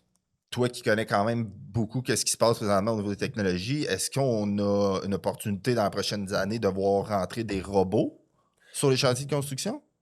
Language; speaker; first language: French; native; French